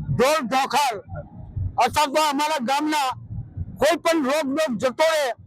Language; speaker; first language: Gujarati; non-native, local second language; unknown